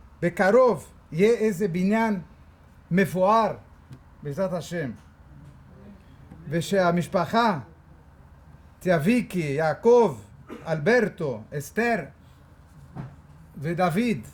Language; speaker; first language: Hebrew; non-native, fluent; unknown